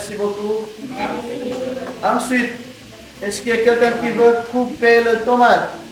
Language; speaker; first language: French; non-native, learner; Indonesian